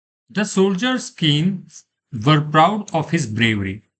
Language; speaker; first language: English; non-native, local second language; Gujarati